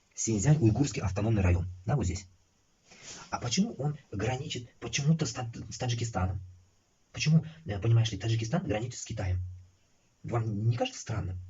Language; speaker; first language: Russian; non-native, local second language; Uzbek